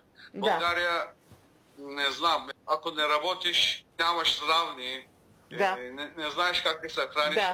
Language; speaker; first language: Bulgarian; non-native, local second language; Turkish